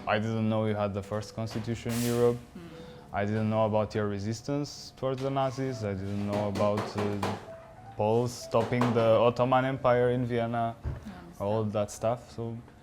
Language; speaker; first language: English; non-native, fluent; Portuguese